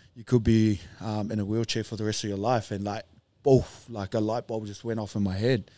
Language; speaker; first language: English; native; English